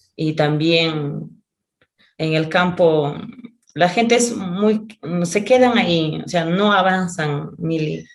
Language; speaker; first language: Spanish; non-native, local second language; Quechua